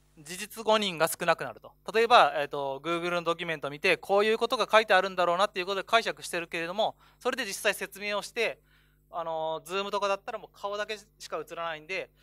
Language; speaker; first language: Japanese; native; Japanese